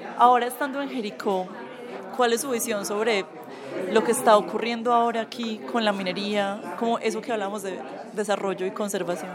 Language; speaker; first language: Spanish; native; Spanish